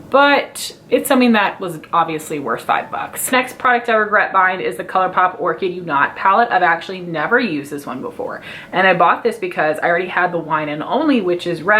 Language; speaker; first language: English; native; English